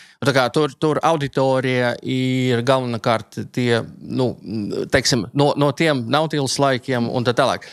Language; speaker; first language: Latvian; non-native, local second language; Russian